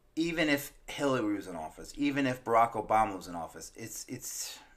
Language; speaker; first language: English; native; English